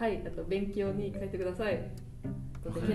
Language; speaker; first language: Japanese; non-native, learner; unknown